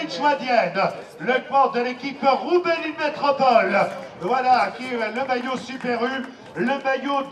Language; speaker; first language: French; native; French